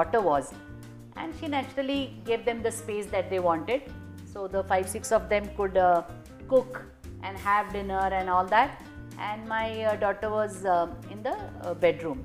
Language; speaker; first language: English; non-native, local second language; Marathi